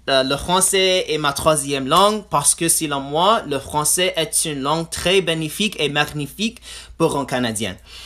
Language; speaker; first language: French; non-native, fluent; English